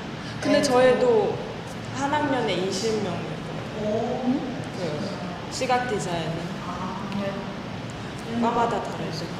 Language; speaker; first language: Korean; early bilingual, heritage; Korean